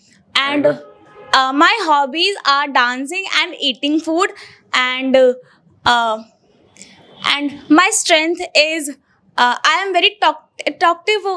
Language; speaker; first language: English; non-native, learner; Hindi